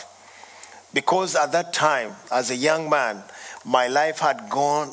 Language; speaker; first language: English; non-native, local second language; Ganda